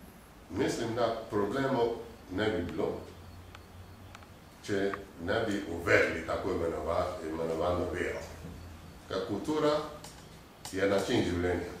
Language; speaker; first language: Slovenian; non-native, fluent; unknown